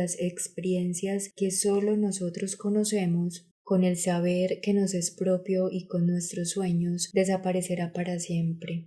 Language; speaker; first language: Spanish; native; Spanish